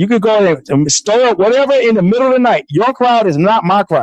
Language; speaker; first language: English; native; English